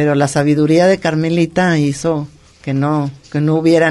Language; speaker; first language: Spanish; native; Spanish